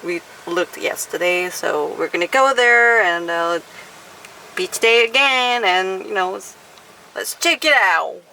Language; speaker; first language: English; non-native, learner; Korean